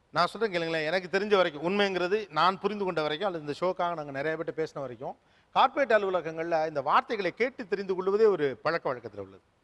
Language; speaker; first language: Tamil; native; Tamil